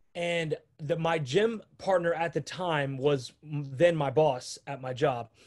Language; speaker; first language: English; native; English